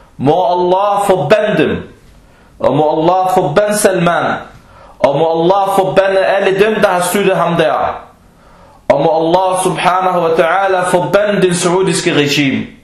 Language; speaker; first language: Danish; early bilingual, other home language; Arabic